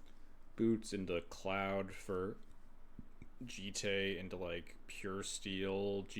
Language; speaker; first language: English; native; English